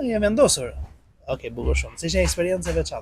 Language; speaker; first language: Albanian; native; Albanian